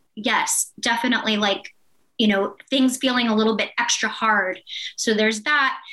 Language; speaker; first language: English; native; English